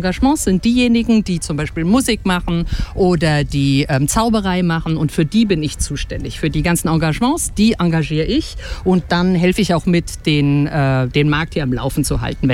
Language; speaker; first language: German; native; German